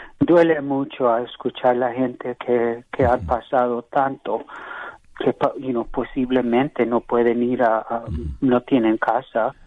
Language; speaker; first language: Spanish; early bilingual, heritage; English